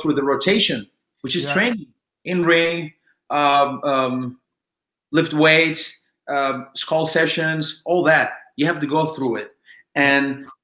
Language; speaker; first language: English; non-native, fluent; Spanish